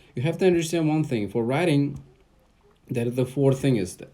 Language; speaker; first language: English; non-native, fluent; Uzbek